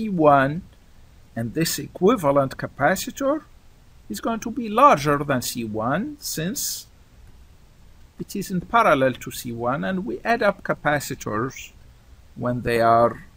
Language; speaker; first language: English; non-native, fluent; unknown